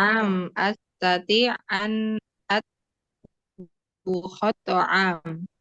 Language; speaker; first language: Arabic; non-native, learner; Indonesian